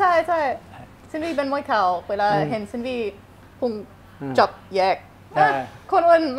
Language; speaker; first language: Thai; non-native, learner; English